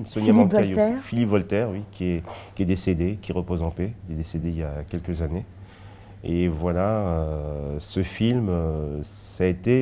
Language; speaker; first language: French; early bilingual, other home language; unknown